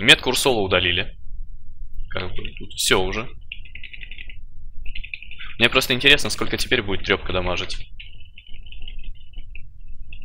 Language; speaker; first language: Russian; native; Russian